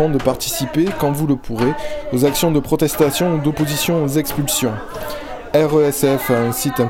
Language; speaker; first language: French; native; French